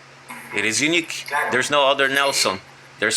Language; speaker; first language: English; non-native, fluent; Portuguese